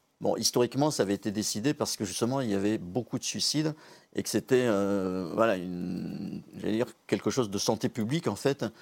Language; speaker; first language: French; native; French